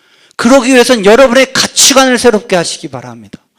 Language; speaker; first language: Korean; native; Korean